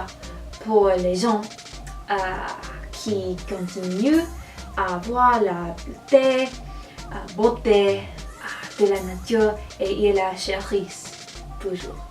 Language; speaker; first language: French; non-native, learner; English